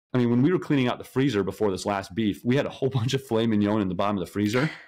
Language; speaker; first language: English; native; English